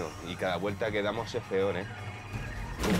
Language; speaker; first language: Spanish; native; Spanish